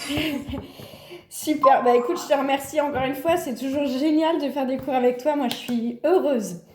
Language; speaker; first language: French; native; French